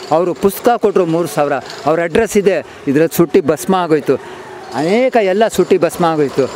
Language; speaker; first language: Kannada; non-native, local second language; Urdu